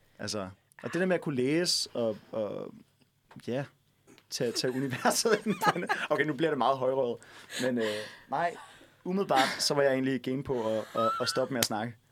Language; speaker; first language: Danish; native; Danish